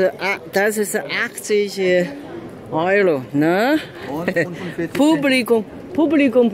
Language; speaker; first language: German; non-native, learner; Chinese